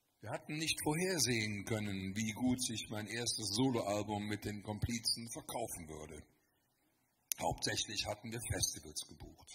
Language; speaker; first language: German; native; German